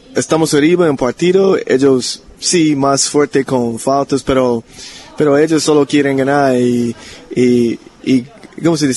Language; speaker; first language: Spanish; non-native, learner; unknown